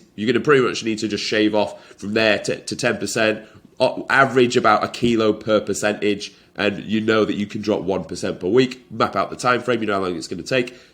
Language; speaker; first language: English; native; English